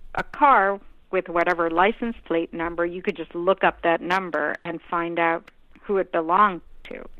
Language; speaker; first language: English; non-native, local second language; Hindi